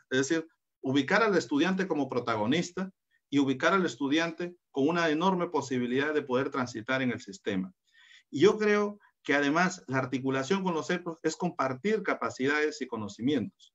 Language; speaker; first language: Spanish; native; Spanish